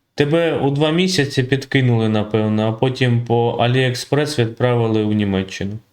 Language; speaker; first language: Ukrainian; native; Ukrainian